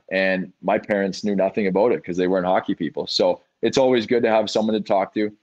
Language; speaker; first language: English; native; English